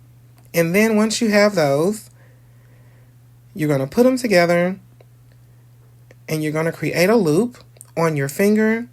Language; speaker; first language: English; native; English